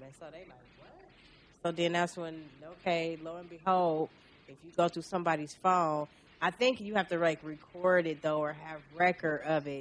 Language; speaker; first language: English; native; English